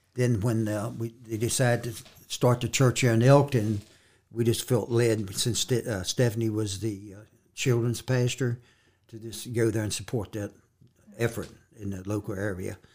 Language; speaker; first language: English; native; English